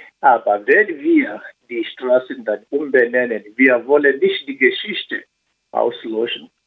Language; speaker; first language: German; non-native, learner; Swahili